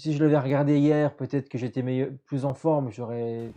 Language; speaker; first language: French; native; French